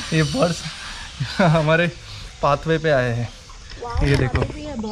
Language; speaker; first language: Hindi; non-native, local second language; Marathi